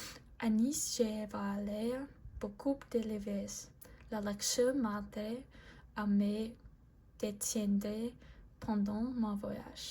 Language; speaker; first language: French; non-native, learner; English